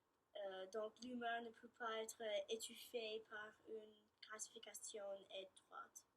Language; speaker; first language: French; non-native, learner; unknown